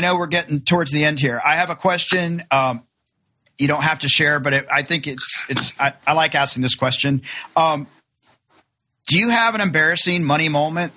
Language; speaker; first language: English; native; English